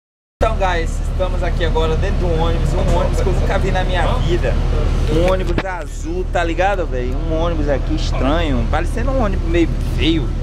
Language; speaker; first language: Portuguese; native; Portuguese